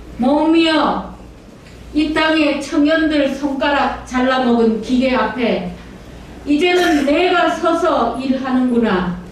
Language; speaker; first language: Korean; native; Korean